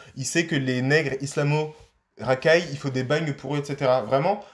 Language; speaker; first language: French; native; French